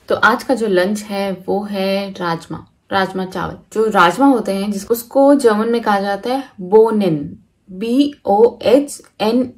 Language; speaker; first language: Hindi; native; Hindi